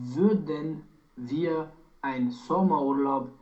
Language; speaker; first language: German; non-native, learner; Romanian